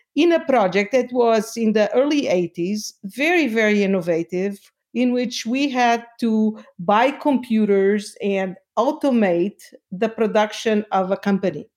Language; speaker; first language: English; non-native, fluent; Portuguese